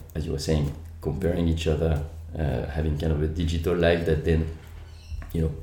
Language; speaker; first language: English; non-native, fluent; French